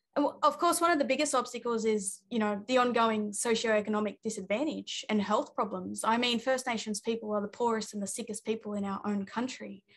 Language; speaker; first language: English; native; English